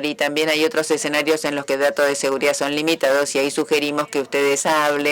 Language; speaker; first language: Spanish; native; Spanish